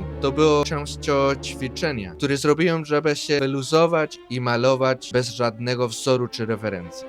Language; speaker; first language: Polish; non-native, learner; Spanish